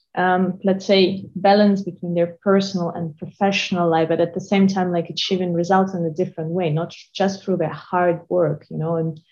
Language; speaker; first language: English; non-native, fluent; Russian